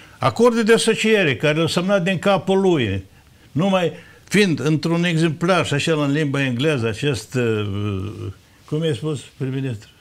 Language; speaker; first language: Romanian; native; Romanian